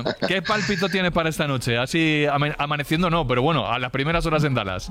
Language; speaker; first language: Spanish; native; Spanish